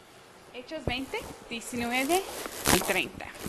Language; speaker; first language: Spanish; non-native, fluent; English